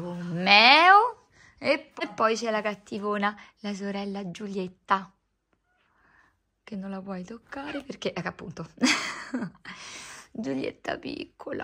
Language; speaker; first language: Italian; native; Italian